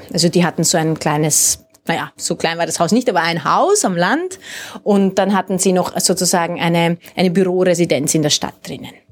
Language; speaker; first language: German; early bilingual, other home language; Hungarian